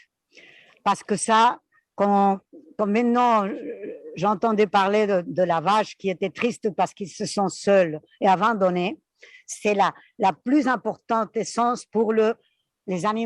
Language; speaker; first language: French; non-native, fluent; Spanish